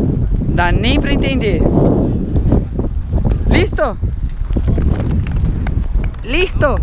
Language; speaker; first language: Portuguese; native; Portuguese